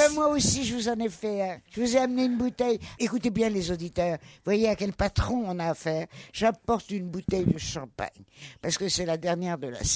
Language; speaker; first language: French; native; French